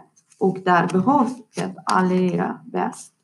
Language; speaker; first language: Swedish; non-native, learner; Persian